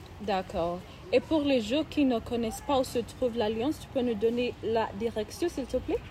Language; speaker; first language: French; non-native, learner; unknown